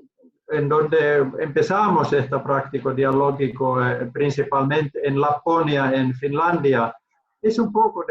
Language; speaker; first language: Spanish; non-native, learner; Finnish